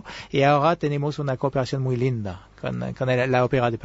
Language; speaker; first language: Spanish; non-native, fluent; French